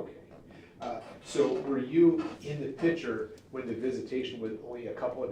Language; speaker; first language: English; native; English